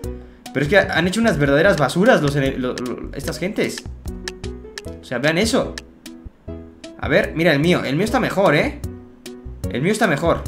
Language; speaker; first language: Spanish; native; Spanish